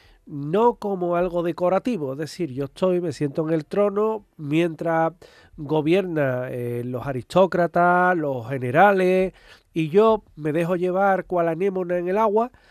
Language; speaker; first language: Spanish; native; Spanish